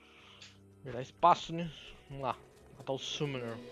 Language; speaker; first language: Portuguese; native; Portuguese